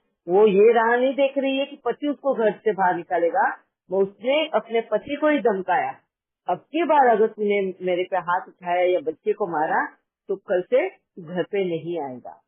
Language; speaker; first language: Hindi; native; Hindi